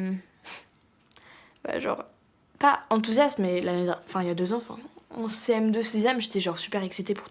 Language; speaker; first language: French; native; French